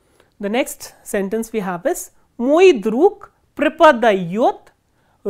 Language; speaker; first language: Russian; non-native, fluent; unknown